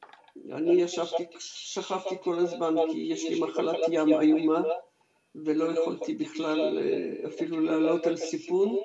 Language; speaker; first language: Hebrew; non-native, fluent; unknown